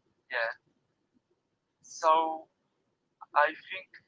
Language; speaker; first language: English; non-native, learner; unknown